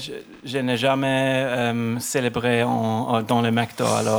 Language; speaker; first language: French; non-native, local second language; German